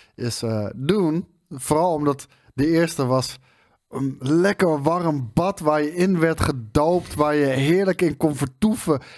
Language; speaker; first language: Dutch; native; Dutch